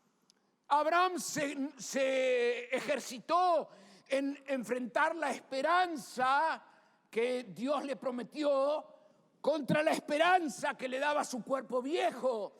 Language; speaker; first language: Spanish; native; Spanish